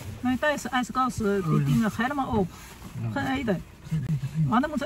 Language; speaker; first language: Dutch; non-native, learner; Chinese